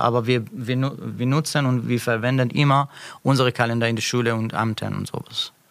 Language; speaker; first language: German; non-native, learner; Persian